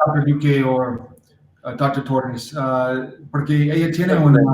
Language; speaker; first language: Spanish; non-native, learner; English